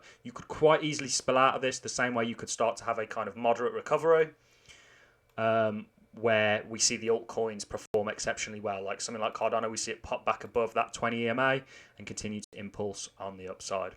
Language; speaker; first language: English; native; English